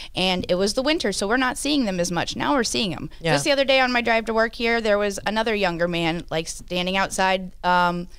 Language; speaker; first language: English; native; English